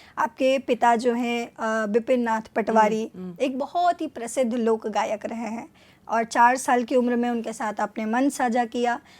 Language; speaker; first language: Hindi; native; Hindi